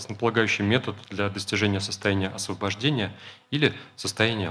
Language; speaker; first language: Russian; native; Russian